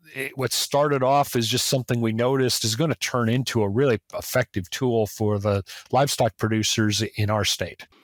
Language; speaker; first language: English; native; English